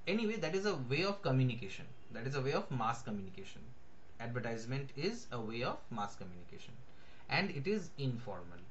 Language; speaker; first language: English; non-native, local second language; Bangla